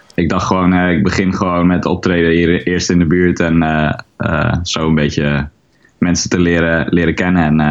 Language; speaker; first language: Dutch; native; Dutch